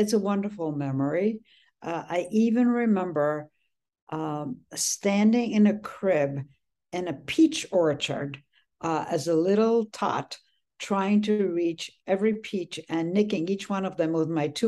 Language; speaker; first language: English; early bilingual, other home language; Polish